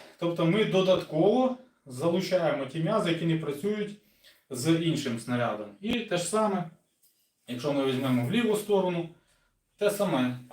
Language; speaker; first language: Ukrainian; non-native, local second language; Russian